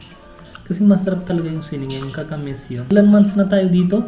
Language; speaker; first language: Filipino; non-native, learner; Punjabi